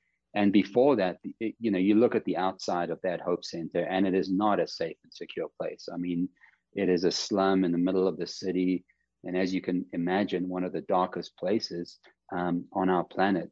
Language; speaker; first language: English; native; English